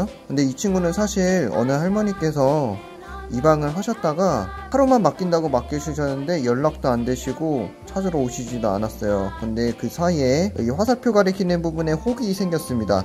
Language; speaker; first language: Korean; native; Korean